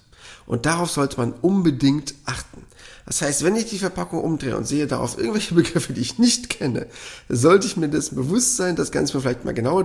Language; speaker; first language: German; native; German